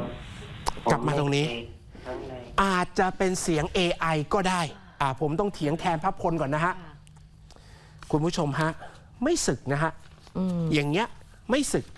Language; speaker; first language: Thai; native; Thai